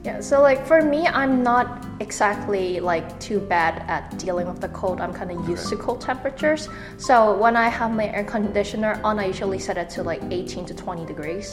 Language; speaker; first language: English; native; English